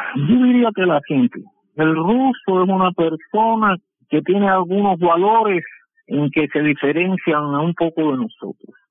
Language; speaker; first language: Spanish; native; Spanish